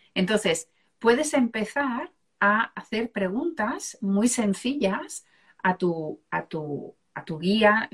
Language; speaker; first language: Spanish; native; Spanish